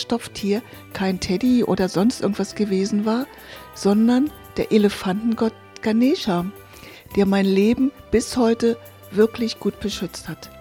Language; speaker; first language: German; native; German